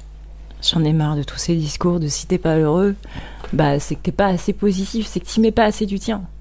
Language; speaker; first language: French; native; French